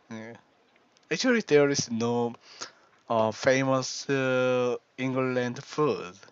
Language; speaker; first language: English; non-native, learner; Korean